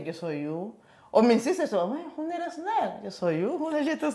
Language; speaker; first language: Swedish; non-native, learner; Spanish